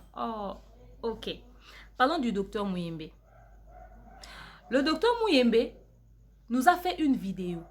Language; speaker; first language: French; non-native, local second language; Lingala